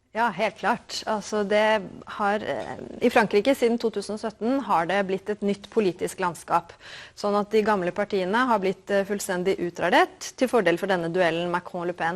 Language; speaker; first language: Norwegian; native; Norwegian